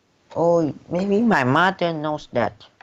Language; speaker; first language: English; non-native, learner; Chinese